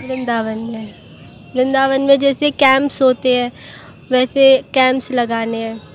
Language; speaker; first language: Hindi; non-native, local second language; Marathi